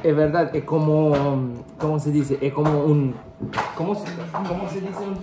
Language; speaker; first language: Spanish; non-native, learner; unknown